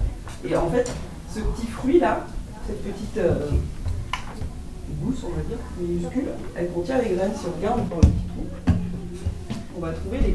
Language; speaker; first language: French; native; French